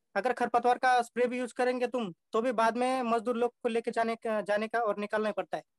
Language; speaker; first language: Hindi; non-native, local second language; Marathi